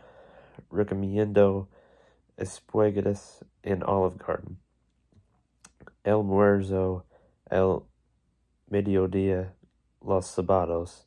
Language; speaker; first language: Spanish; non-native, learner; English